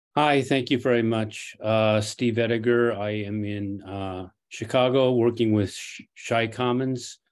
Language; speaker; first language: English; non-native, fluent; Portuguese